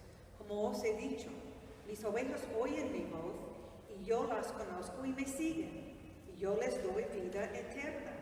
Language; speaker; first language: Spanish; non-native, fluent; English